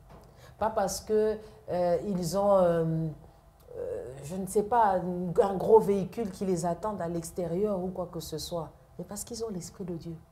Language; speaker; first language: French; non-native, local second language; Lingala